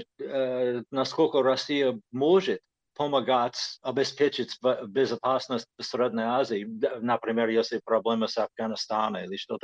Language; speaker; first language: Russian; non-native, fluent; English